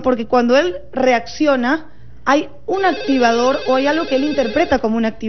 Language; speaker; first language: Spanish; native; Spanish